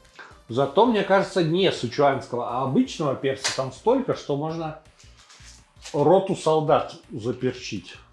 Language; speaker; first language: Russian; native; Russian